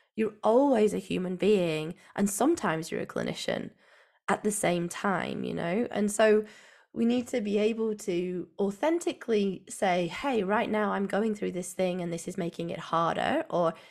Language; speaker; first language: English; native; English